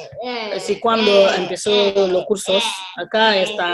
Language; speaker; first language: Spanish; non-native, learner; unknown